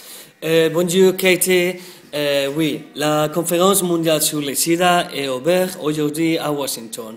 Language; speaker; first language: French; non-native, learner; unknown